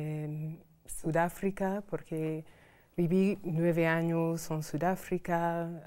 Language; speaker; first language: Spanish; non-native, fluent; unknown